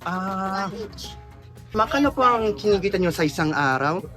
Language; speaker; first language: Filipino; non-native, fluent; Japanese